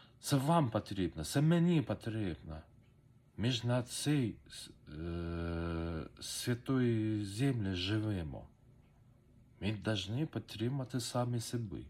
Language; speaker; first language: Ukrainian; non-native, learner; Persian